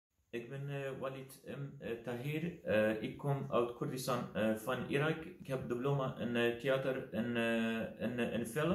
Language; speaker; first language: Dutch; non-native, learner; Kurdish